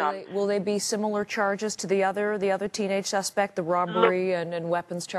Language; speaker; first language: English; native; English